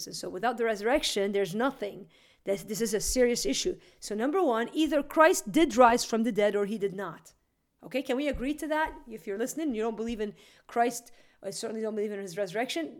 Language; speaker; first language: English; native; English